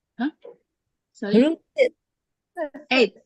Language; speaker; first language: English; non-native, learner; Indonesian